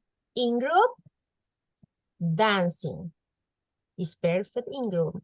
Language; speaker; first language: English; non-native, learner; Spanish